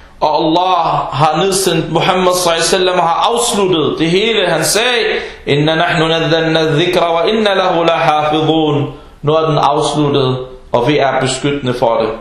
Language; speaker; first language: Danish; non-native, fluent; Arabic